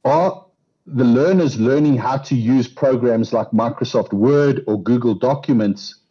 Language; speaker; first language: English; non-native, local second language; Afrikaans